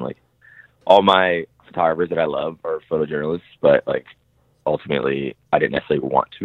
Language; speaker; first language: English; native; English